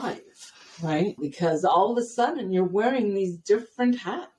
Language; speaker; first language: English; native; English